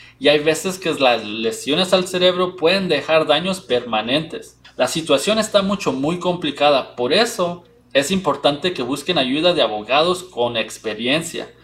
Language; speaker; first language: Spanish; early bilingual, heritage; Spanish